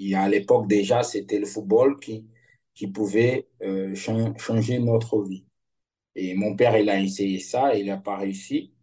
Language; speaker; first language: French; non-native, fluent; Portuguese